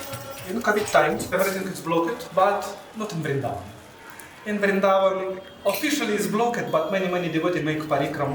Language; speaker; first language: English; non-native, learner; Russian